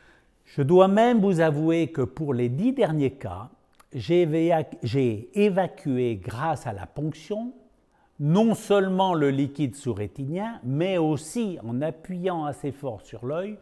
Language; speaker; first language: French; native; French